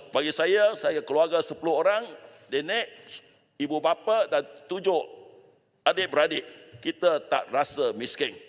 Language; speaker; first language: Malay; non-native, local second language; Chinese